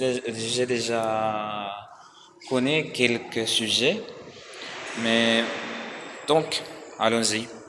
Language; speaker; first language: French; non-native, learner; Spanish